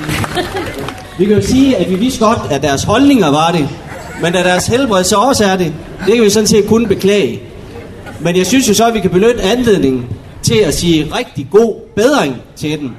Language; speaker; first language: Danish; native; Danish